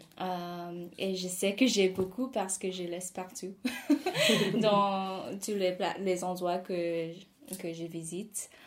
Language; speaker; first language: French; non-native, fluent; English